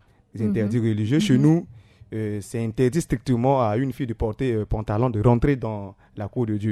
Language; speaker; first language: French; non-native, local second language; Sango